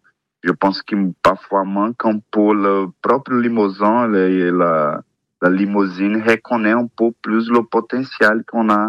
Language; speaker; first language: French; non-native, fluent; Portuguese